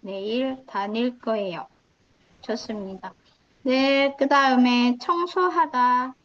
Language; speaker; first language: Korean; non-native, fluent; Indonesian